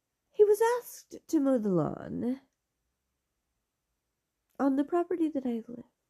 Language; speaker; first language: English; early bilingual, other home language; Spanish